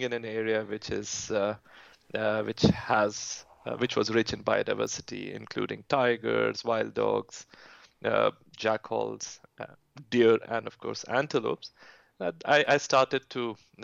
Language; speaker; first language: English; non-native, local second language; Hindi